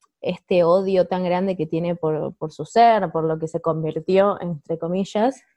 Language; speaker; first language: Spanish; native; Spanish